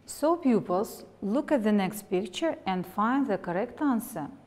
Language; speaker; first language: English; non-native, fluent; Russian